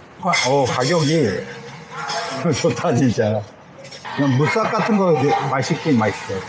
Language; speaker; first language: Korean; native; Korean